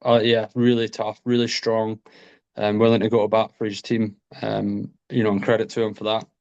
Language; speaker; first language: English; native; English